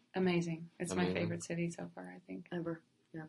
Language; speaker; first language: English; early bilingual, other home language; Italian